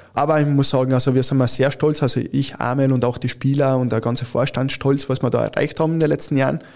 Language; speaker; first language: German; early bilingual, other home language; Italian